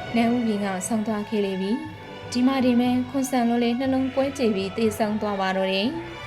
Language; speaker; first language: Burmese; non-native, local second language; Shan